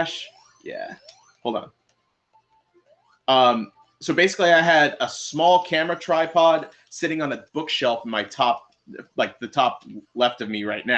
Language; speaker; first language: English; native; English